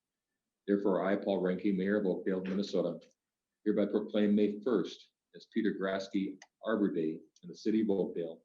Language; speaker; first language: English; native; English